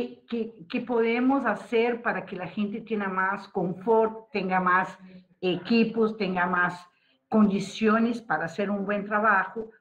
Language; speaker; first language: Spanish; non-native, fluent; Portuguese